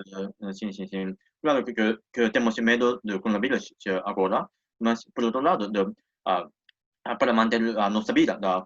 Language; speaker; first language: Portuguese; non-native, learner; Japanese